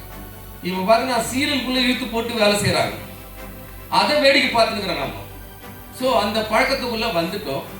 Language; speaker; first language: Tamil; native; Tamil